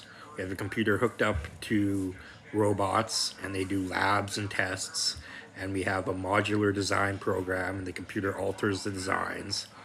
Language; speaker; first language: English; native; English